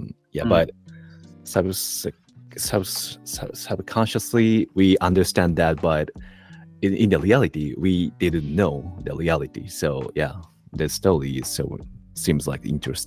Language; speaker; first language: English; non-native, learner; Japanese